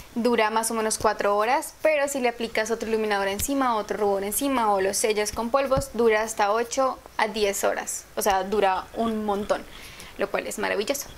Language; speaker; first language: Spanish; native; Spanish